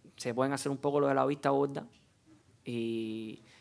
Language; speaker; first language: Spanish; native; Spanish